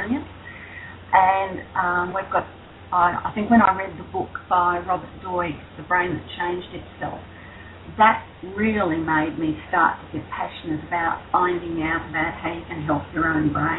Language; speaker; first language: English; native; English